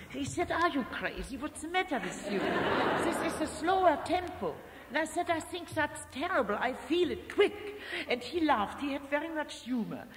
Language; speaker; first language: English; non-native, fluent; German